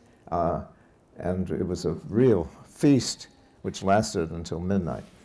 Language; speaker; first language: English; native; English